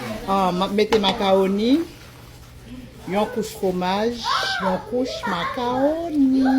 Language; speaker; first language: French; non-native, local second language; Haitian Creole